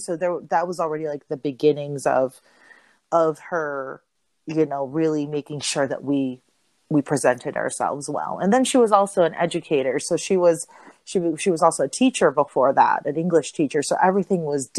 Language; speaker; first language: English; non-native, local second language; Filipino